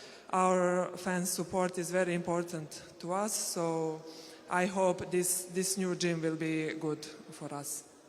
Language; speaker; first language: English; non-native, fluent; Serbian